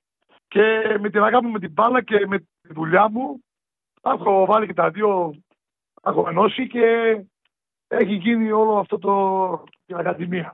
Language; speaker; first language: Greek; early bilingual, heritage; Greek